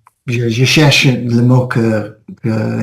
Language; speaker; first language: French; non-native, fluent; English